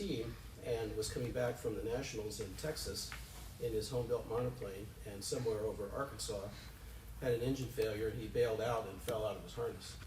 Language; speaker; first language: English; native; English